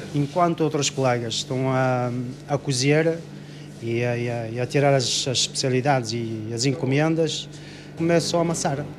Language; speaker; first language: Portuguese; non-native, fluent; Arabic